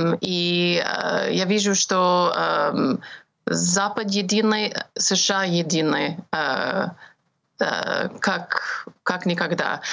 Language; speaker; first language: Russian; non-native, fluent; English